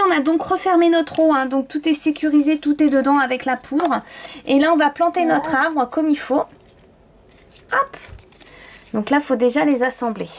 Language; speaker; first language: French; native; French